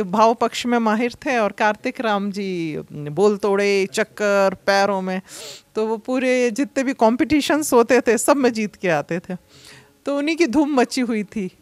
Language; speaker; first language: Hindi; native; Hindi